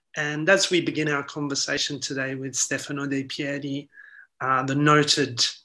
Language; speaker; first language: English; early bilingual, other home language; Italian